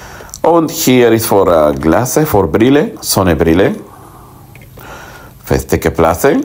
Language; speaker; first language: German; non-native, learner; Spanish